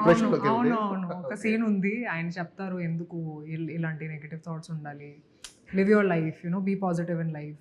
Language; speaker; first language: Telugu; non-native, local second language; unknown